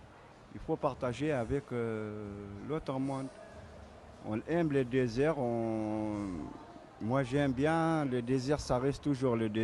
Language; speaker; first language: French; non-native, local second language; Tamasheq